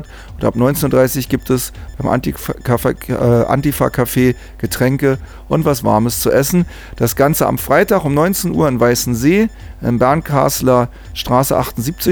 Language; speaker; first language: German; native; German